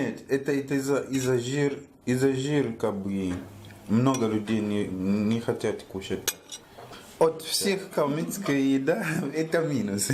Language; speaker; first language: Russian; non-native, fluent; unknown